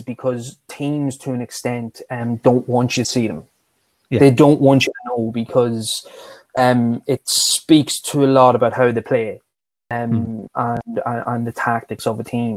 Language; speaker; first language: English; native; English